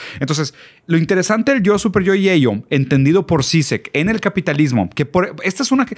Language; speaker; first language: Spanish; early bilingual, other home language; Portuguese